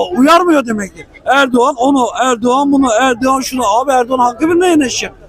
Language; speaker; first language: Turkish; native; Turkish